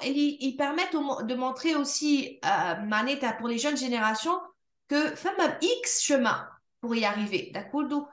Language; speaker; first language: French; non-native, local second language; Arabic